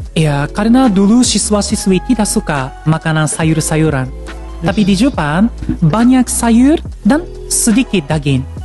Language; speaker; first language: Indonesian; non-native, fluent; Japanese